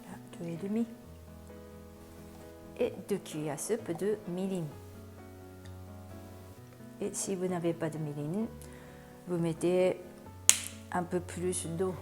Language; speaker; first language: French; non-native, learner; Japanese